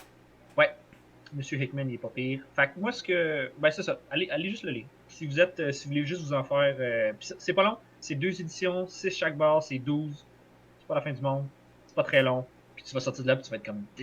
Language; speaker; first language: French; native; French